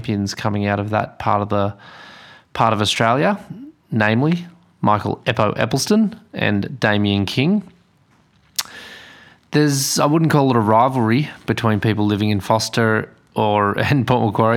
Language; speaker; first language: English; native; English